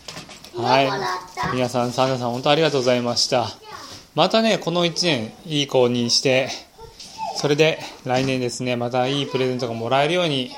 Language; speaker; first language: Japanese; native; Japanese